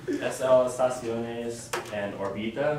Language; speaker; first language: Spanish; non-native, learner; English